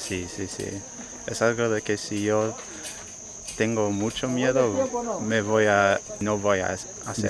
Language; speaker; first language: Spanish; non-native, learner; English